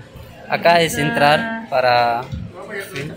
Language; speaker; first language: Spanish; non-native, learner; Hindi